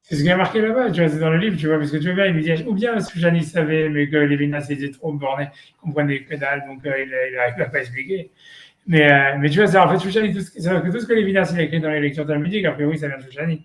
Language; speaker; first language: French; native; French